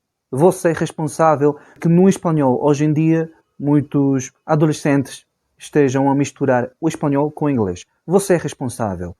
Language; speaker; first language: Portuguese; non-native, fluent; Spanish